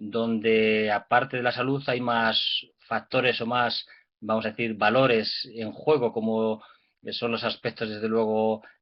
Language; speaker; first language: Spanish; native; Spanish